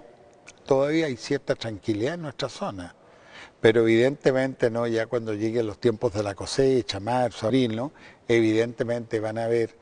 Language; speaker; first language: Spanish; native; Spanish